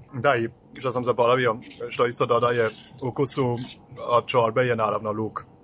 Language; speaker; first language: Croatian; non-native, fluent; German